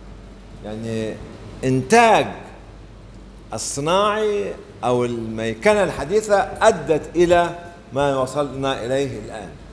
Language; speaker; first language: Arabic; native; Arabic